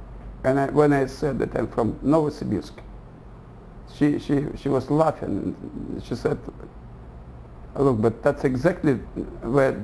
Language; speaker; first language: English; non-native, fluent; Russian